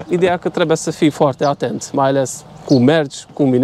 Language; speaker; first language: Romanian; non-native, local second language; Hungarian